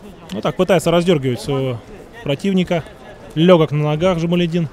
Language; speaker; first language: Russian; native; Russian